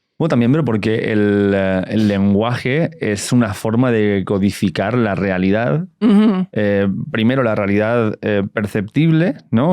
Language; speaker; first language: Spanish; native; Spanish